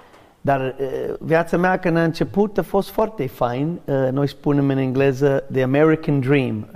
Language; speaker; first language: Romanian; non-native, learner; English